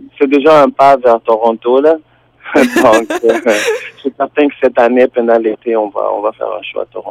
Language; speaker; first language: French; non-native, fluent; Tsonga